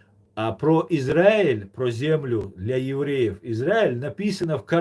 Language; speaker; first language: Russian; non-native, local second language; Chechen